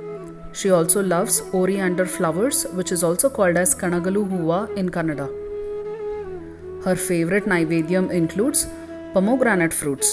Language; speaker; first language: English; non-native, local second language; Kannada